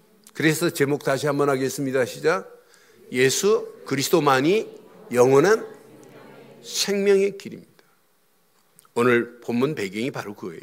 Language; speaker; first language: Korean; native; Korean